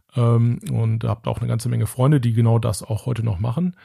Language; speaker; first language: German; native; German